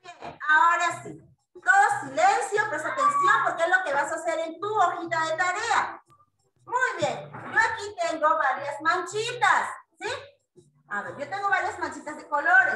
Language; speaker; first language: Spanish; native; Spanish